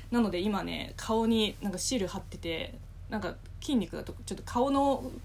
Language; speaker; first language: Japanese; non-native, fluent; Chinese